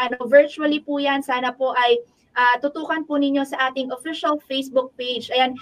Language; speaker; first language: Filipino; non-native, local second language; Pampanga